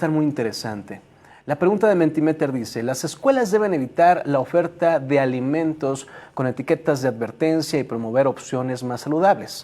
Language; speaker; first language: Spanish; native; Spanish